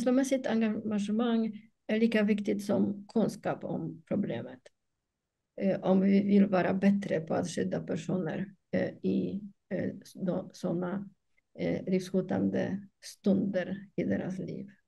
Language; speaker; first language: Swedish; non-native, fluent; Polish